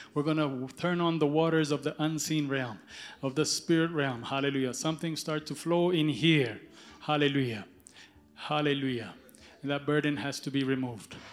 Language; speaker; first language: English; early bilingual, other home language; Amharic